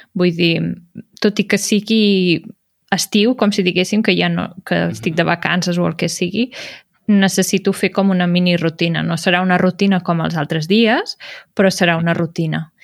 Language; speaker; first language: Catalan; native; Catalan